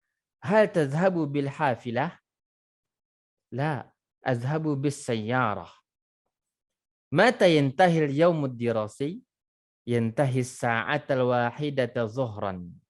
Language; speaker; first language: Arabic; non-native, fluent; Indonesian